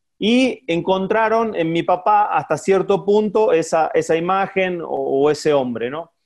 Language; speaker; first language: Spanish; native; Spanish